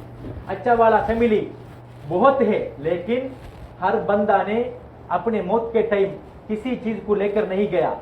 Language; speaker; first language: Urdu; non-native, fluent; Tamil